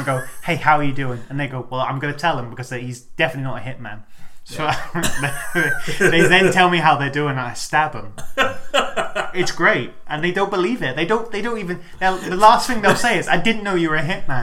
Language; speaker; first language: English; native; English